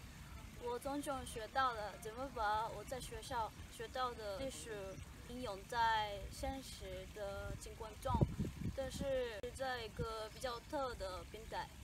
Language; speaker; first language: Chinese; non-native, fluent; Japanese